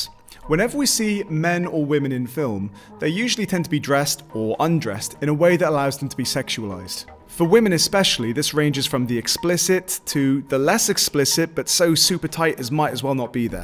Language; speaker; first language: English; native; English